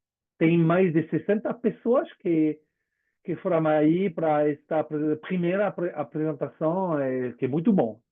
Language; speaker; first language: Portuguese; non-native, learner; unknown